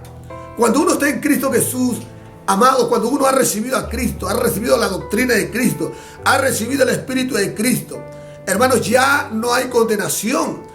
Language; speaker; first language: Spanish; native; Spanish